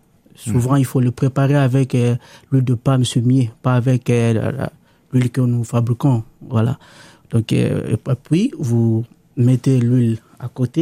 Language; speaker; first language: French; non-native, local second language; Lingala